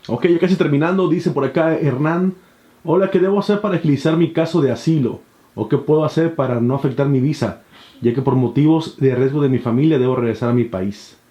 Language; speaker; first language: Spanish; native; Spanish